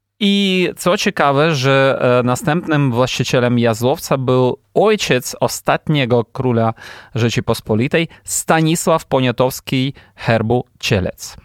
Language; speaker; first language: Polish; non-native, fluent; Ukrainian